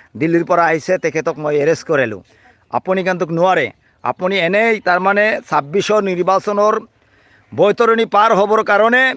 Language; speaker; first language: Assamese; non-native, local second language; Bangla